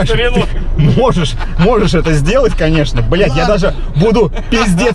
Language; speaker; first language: Russian; native; Russian